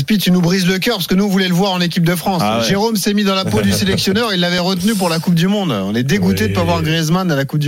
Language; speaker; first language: French; native; French